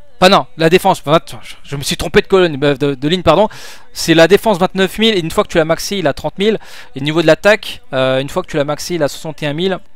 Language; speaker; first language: French; native; French